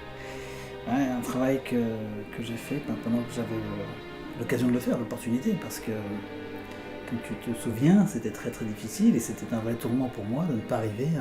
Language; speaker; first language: French; native; French